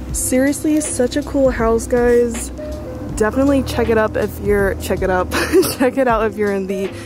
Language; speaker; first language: English; native; English